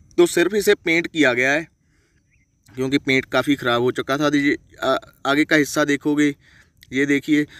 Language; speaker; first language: Hindi; non-native, local second language; Punjabi